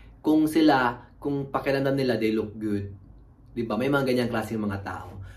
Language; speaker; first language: Filipino; native; Filipino